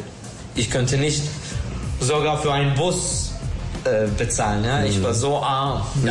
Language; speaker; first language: German; non-native, learner; Turkish